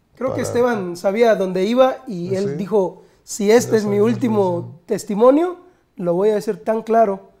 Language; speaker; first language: Spanish; native; Spanish